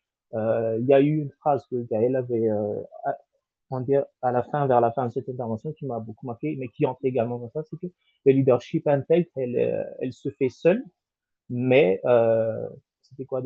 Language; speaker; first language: French; non-native, local second language; Malagasy